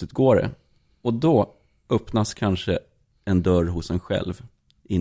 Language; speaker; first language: Swedish; native; Swedish